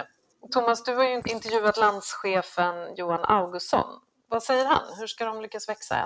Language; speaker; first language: Swedish; native; Swedish